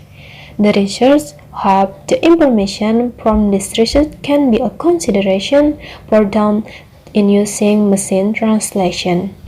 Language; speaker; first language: English; non-native, learner; Indonesian